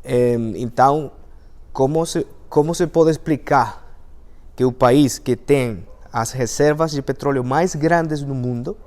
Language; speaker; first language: Portuguese; non-native, fluent; Spanish